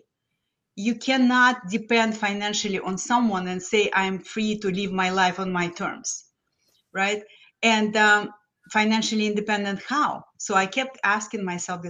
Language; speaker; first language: English; non-native, fluent; Lithuanian